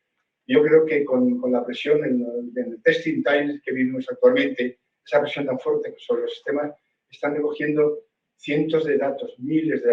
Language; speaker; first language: Spanish; native; Spanish